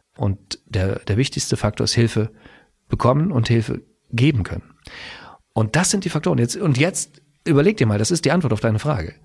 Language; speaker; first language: German; native; German